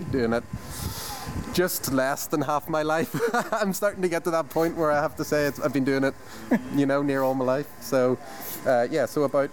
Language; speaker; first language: English; native; English